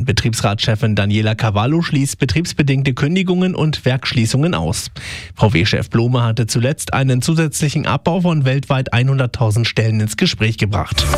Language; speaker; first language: German; native; German